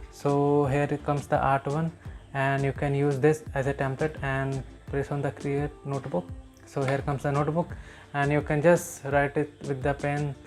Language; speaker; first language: English; non-native, local second language; Hindi